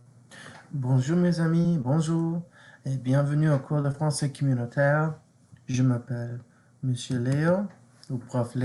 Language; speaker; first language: French; non-native, fluent; English